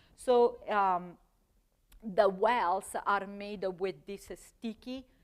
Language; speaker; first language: English; non-native, fluent; Italian